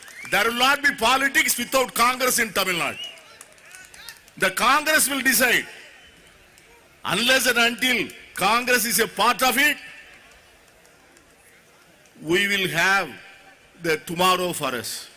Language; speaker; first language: English; non-native, local second language; Tamil